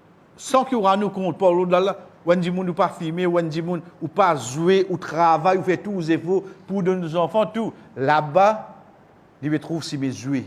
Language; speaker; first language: French; non-native, local second language; Morisyen